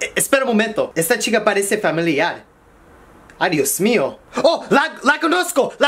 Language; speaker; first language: Spanish; early bilingual, other home language; English